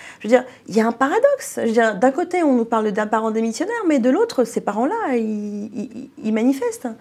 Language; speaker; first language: French; native; French